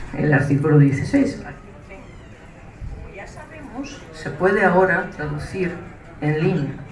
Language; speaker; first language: Spanish; non-native, fluent; Russian